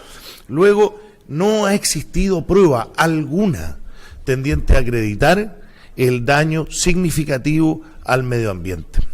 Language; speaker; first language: Spanish; native; Spanish